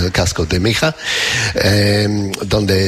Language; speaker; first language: Spanish; non-native, fluent; English